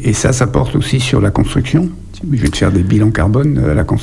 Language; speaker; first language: French; native; French